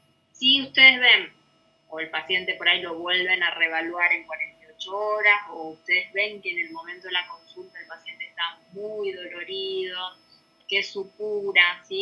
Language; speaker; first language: Spanish; native; Spanish